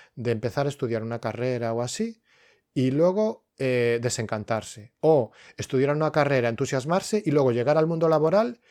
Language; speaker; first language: Spanish; non-native, local second language; Galician